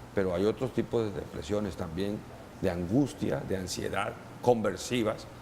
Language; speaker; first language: Spanish; native; Spanish